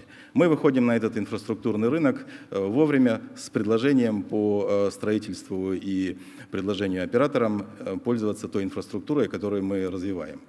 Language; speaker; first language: Russian; native; Russian